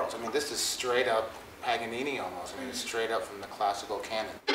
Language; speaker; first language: English; native; English